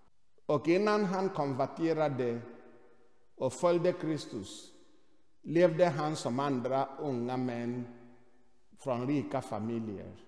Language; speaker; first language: Swedish; non-native, fluent; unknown